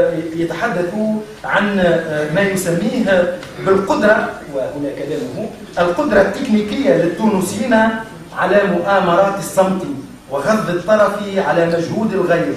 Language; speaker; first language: Arabic; native; Arabic